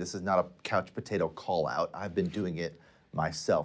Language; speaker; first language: English; native; English